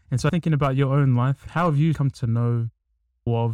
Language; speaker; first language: English; native; English